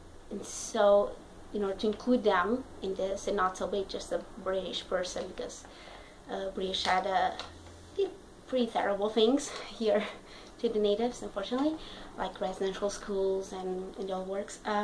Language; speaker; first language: English; non-native, fluent; Portuguese